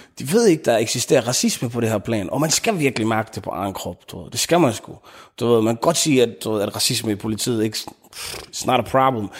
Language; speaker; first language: Danish; early bilingual, other home language; Tigrinya